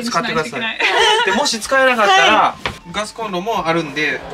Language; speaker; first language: Japanese; native; Japanese